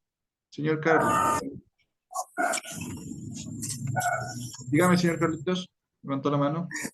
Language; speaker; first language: Spanish; native; Spanish